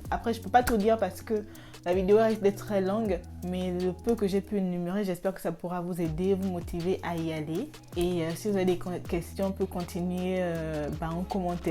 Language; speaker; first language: French; native; French